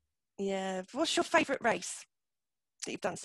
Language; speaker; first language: English; native; English